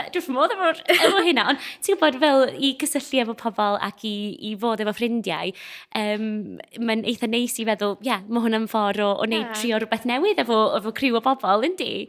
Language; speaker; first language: Welsh; non-native, local second language; English